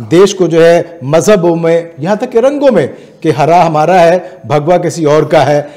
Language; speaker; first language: Hindi; native; Hindi